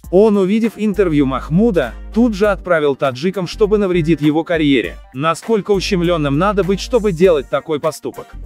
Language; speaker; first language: Russian; non-native, local second language; Uzbek